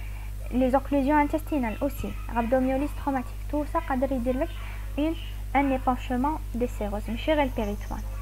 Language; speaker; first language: French; non-native, local second language; Arabic